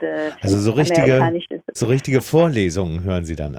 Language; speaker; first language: German; native; German